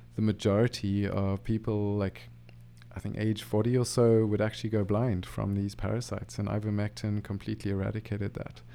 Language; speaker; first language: English; native; English